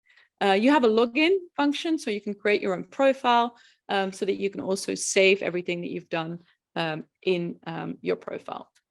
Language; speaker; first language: English; non-native, fluent; Dutch